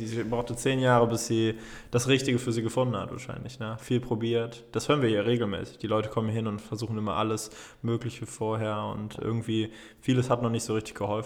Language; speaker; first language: German; native; German